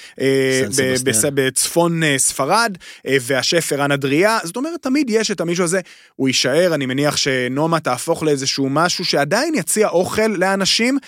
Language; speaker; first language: Hebrew; native; Hebrew